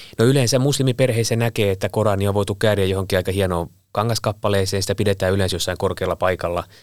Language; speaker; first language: Finnish; native; Finnish